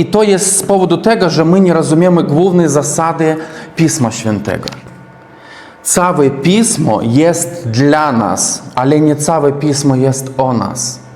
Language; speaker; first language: Polish; non-native, learner; Russian